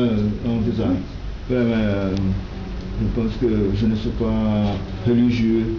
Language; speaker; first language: French; non-native, learner; Portuguese